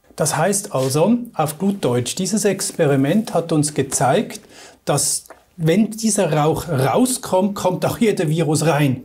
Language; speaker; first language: German; native; German